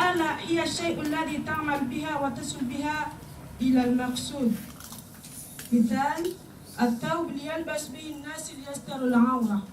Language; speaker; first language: Arabic; non-native, learner; Malagasy